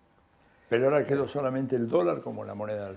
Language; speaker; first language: Spanish; native; Spanish